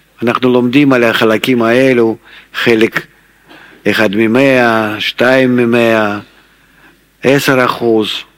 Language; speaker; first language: Hebrew; non-native, fluent; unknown